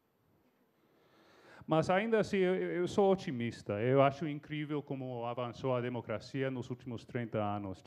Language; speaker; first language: Portuguese; non-native, fluent; English